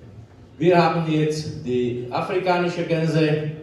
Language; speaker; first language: German; non-native, learner; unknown